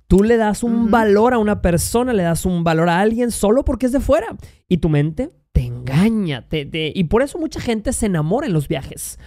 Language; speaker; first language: Spanish; native; Spanish